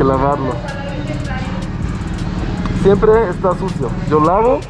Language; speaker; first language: Spanish; non-native, learner; English